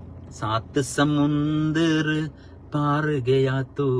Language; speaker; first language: Hindi; non-native, local second language; Malayalam